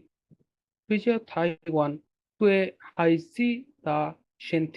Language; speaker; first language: Chinese; non-native, learner; Bangla